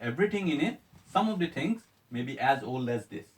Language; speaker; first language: English; non-native, local second language; Assamese